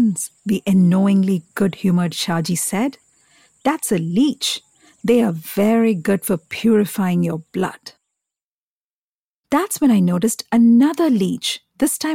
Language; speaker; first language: English; non-native, local second language; Malayalam